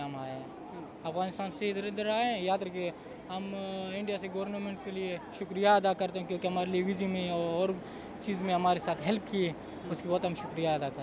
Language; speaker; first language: Hindi; early bilingual, heritage; Hindi